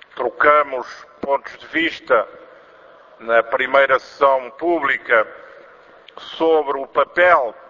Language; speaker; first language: Portuguese; native; Portuguese